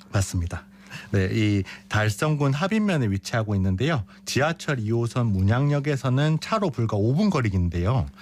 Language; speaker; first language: Korean; native; Korean